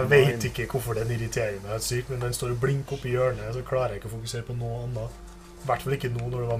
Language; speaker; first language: Norwegian; native; Norwegian